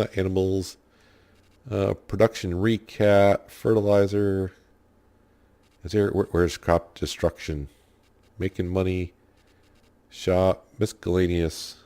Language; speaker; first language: English; native; English